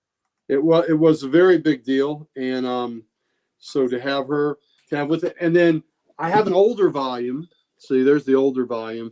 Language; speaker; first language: English; native; English